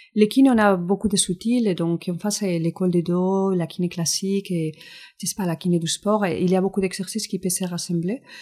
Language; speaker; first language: French; non-native, fluent; Spanish